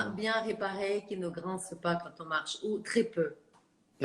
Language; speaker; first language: French; non-native, fluent; Russian